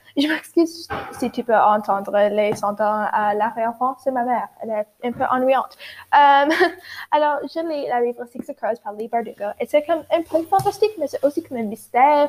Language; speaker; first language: French; non-native, learner; English